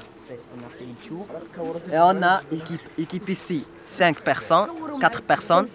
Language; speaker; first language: French; non-native, learner; Arabic